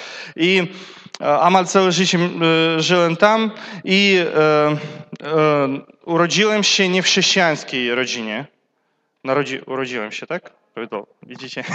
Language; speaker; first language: Polish; non-native, learner; Russian